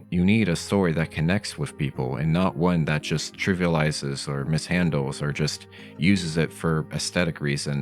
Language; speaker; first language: English; native; English